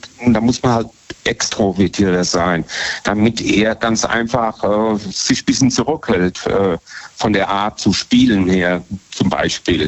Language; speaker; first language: German; native; German